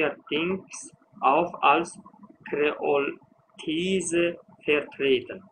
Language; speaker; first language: German; non-native, fluent; Uzbek